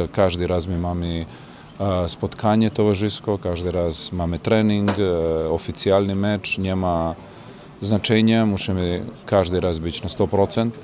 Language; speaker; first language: Polish; non-native, learner; Serbian